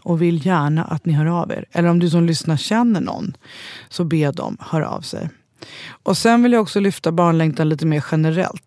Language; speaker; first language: Swedish; native; Swedish